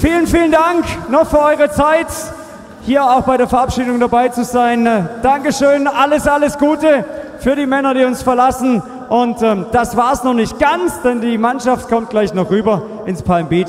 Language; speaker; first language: German; native; German